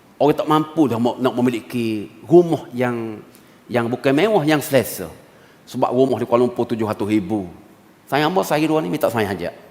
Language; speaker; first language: Malay; native; Malay